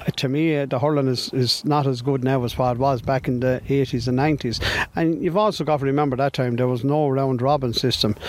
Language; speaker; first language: English; native; English